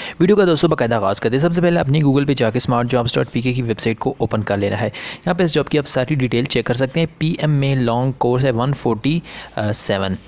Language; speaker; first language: Urdu; native; Urdu